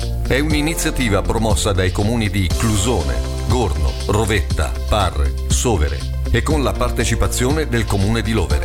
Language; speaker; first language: Italian; native; Italian